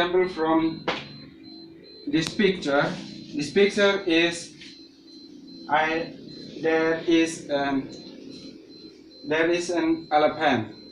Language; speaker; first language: English; non-native, learner; Indonesian